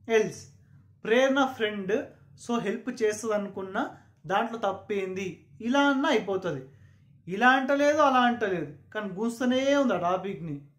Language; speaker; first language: Telugu; non-native, local second language; Urdu